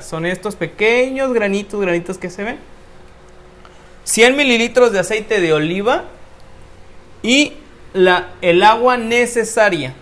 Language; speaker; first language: Spanish; native; Spanish